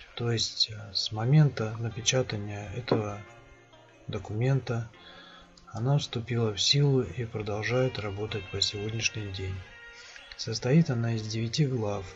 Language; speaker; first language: Russian; native; Russian